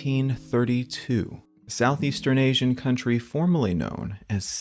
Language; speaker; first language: English; native; English